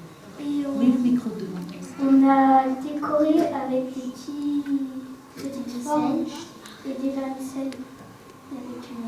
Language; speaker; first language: French; early bilingual, other home language; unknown